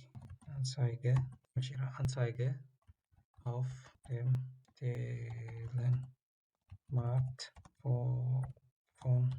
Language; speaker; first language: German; non-native, learner; Tigrinya